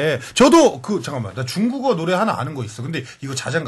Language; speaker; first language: Korean; native; Korean